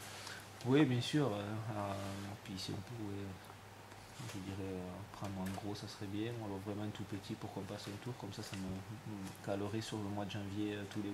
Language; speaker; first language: French; native; French